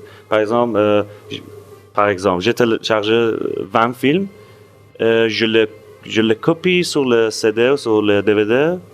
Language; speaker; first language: French; non-native, fluent; Persian